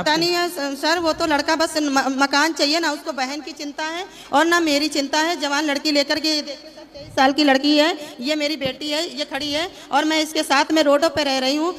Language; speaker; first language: Hindi; native; Hindi